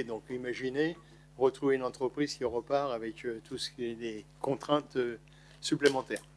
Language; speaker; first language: French; native; French